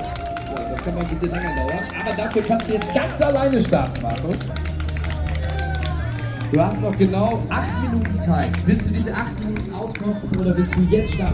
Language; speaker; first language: German; native; German